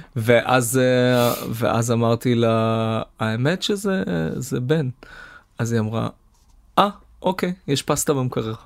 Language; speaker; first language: Hebrew; native; Hebrew